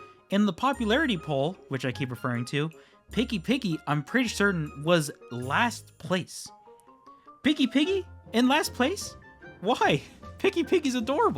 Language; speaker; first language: English; native; English